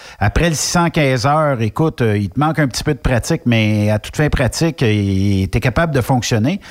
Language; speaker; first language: French; native; French